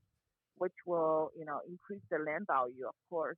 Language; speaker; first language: English; native; English